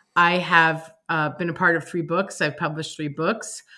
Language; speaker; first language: English; native; English